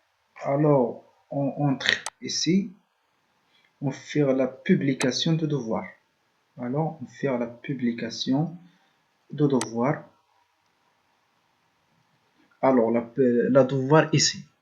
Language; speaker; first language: French; non-native, learner; Arabic